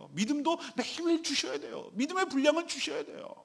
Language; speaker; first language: Korean; native; Korean